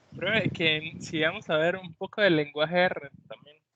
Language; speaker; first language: Spanish; native; Spanish